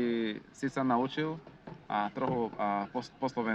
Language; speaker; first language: Slovak; non-native, learner; Portuguese